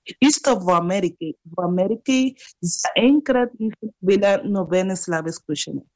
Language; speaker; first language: Slovenian; non-native, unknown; Spanish